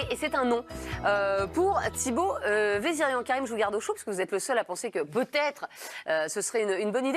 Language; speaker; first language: French; native; French